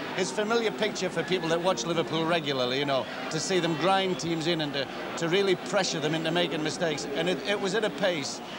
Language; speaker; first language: English; native; English